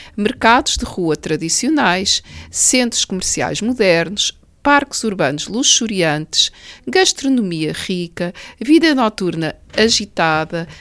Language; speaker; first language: Portuguese; native; Portuguese